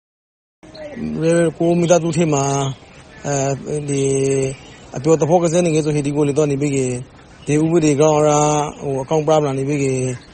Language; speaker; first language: Burmese; native; Burmese